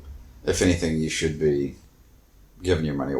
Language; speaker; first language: English; native; English